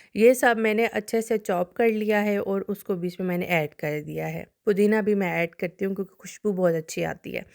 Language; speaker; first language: Urdu; non-native, local second language; Punjabi